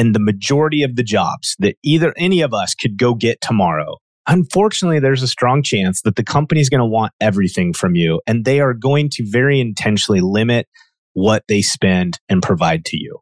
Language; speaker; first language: English; native; English